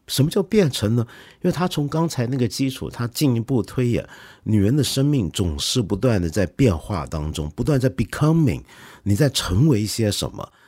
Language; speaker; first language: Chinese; non-native, local second language; Cantonese